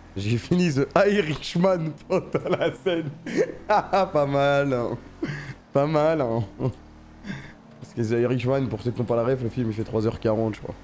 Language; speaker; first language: French; native; French